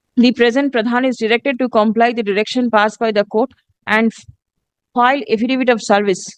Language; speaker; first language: English; non-native, local second language; Bangla